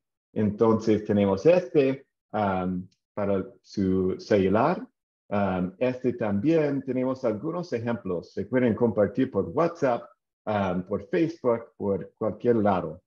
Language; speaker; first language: Spanish; non-native, fluent; English